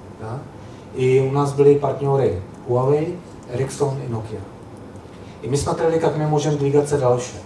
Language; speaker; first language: Russian; non-native, learner; Czech